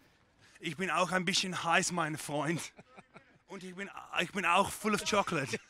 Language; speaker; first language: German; non-native, learner; English